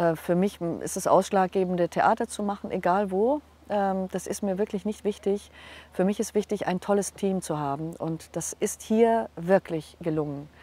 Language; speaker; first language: German; non-native, local second language; Hungarian